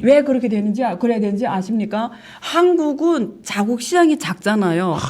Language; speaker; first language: Korean; non-native, fluent; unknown